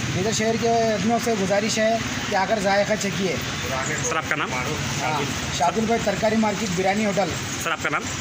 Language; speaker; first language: Hindi; non-native, local second language; Urdu